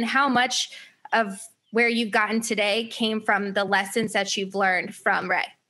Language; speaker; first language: English; native; English